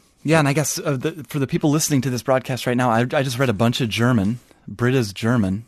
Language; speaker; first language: English; native; English